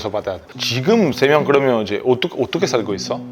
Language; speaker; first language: Korean; non-native, fluent; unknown